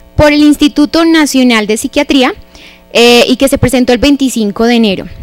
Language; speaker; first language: Spanish; native; Spanish